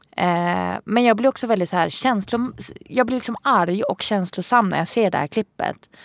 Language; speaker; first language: Swedish; early bilingual, other home language; Arabic